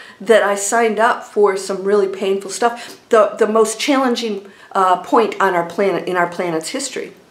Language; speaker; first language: English; native; English